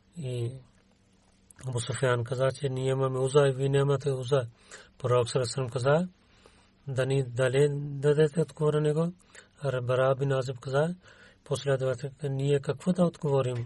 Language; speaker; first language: Bulgarian; non-native, learner; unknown